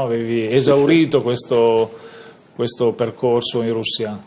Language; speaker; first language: Italian; native; Italian